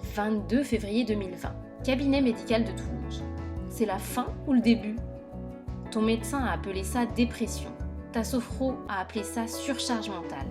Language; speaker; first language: French; native; French